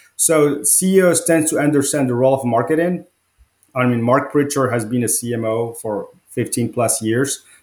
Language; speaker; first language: English; non-native, fluent; Arabic